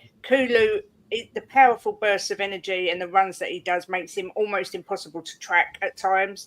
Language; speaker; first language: English; native; English